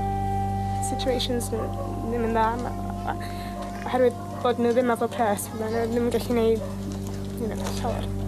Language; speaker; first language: Welsh; non-native, local second language; English